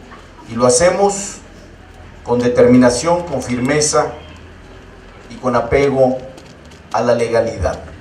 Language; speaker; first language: Spanish; native; Spanish